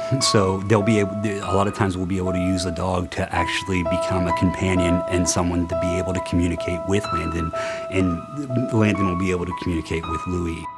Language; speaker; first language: English; native; English